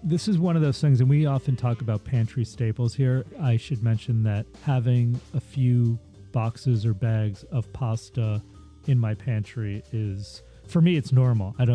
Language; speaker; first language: English; native; English